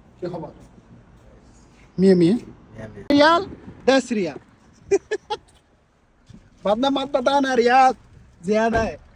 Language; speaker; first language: Hindi; non-native, learner; Bangla